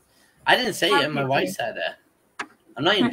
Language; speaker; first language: English; native; English